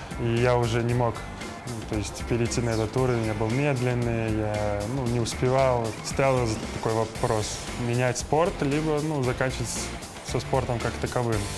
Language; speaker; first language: Russian; native; Russian